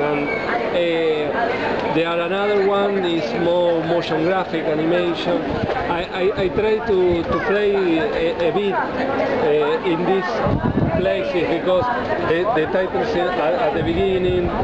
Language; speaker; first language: English; non-native, learner; Spanish